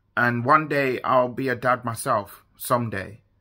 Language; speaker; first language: English; native; English